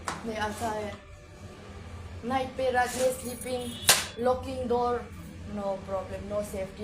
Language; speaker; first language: Hindi; non-native, learner; Mizo